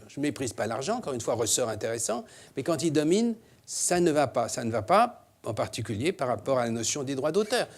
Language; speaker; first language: French; native; French